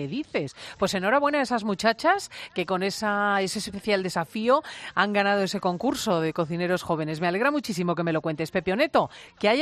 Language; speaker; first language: Spanish; native; Spanish